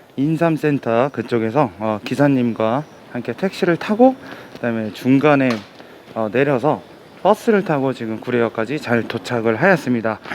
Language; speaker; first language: Korean; native; Korean